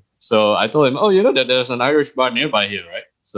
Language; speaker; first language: English; early bilingual, other home language; Indonesian